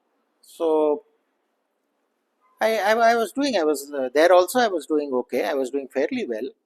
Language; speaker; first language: English; non-native, local second language; Kannada